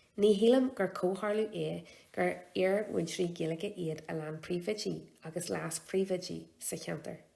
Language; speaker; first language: Irish; non-native, local second language; English